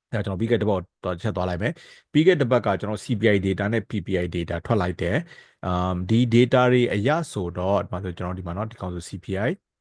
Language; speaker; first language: Burmese; native; Burmese